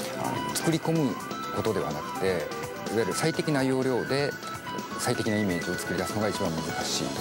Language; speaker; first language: Japanese; native; Japanese